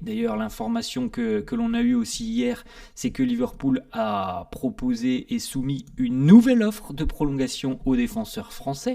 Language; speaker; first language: French; native; French